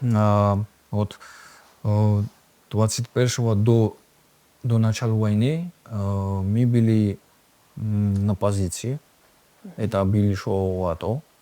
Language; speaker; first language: Ukrainian; non-native, learner; Georgian